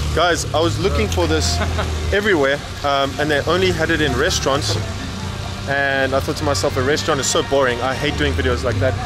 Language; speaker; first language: English; native; English